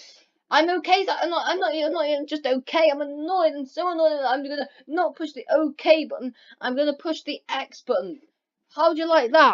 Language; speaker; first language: English; native; English